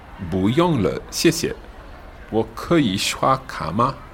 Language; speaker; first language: Chinese; non-native, learner; English